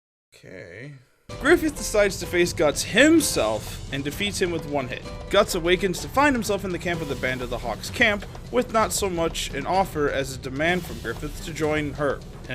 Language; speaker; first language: English; native; English